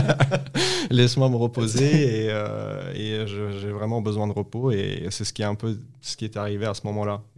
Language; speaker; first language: French; non-native, fluent; Uzbek